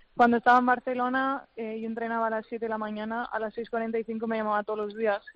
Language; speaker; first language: Spanish; native; Spanish